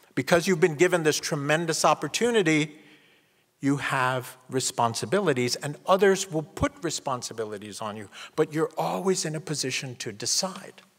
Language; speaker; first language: English; native; English